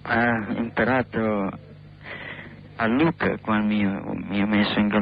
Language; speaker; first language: Italian; non-native, learner; English